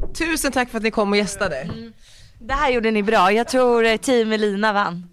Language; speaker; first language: Swedish; native; Swedish